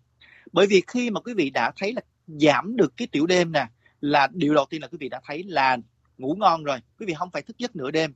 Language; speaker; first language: Vietnamese; native; Vietnamese